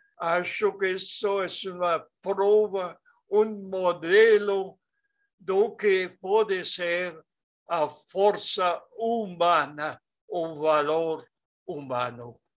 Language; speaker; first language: Portuguese; non-native, fluent; French